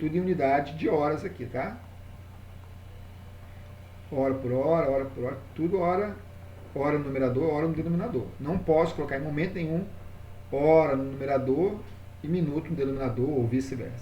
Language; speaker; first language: Portuguese; native; Portuguese